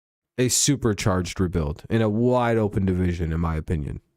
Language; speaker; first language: English; native; English